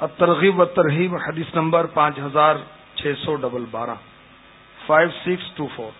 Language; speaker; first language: Urdu; native; Urdu